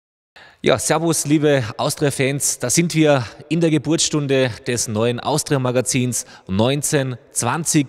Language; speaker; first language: German; native; German